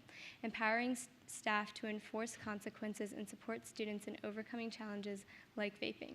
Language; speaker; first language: English; native; English